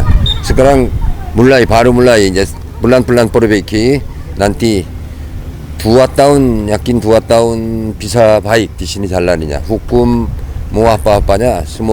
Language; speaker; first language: Indonesian; non-native, learner; Korean